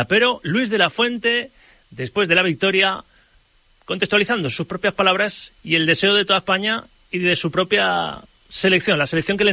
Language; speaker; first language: Spanish; native; Spanish